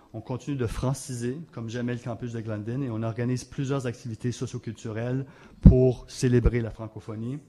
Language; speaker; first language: French; native; French